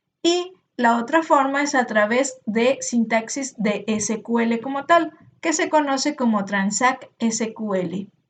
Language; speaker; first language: Spanish; native; Spanish